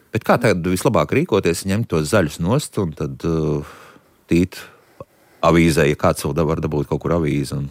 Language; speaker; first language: Latvian; native; Latvian